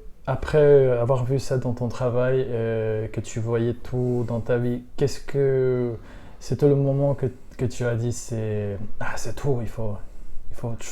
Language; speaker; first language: French; non-native, learner; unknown